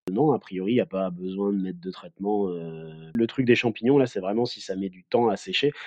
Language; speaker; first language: French; native; French